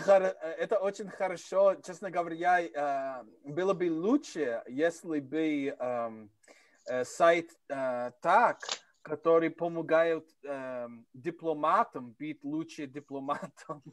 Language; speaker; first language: Russian; non-native, learner; English